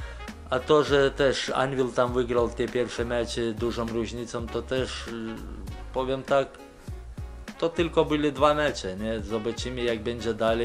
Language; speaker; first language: Polish; non-native, fluent; Lithuanian